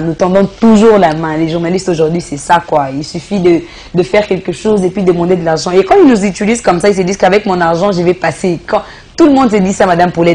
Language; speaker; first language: French; non-native, local second language; Lingala